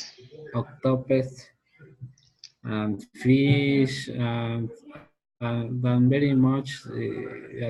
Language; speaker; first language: English; non-native, learner; Spanish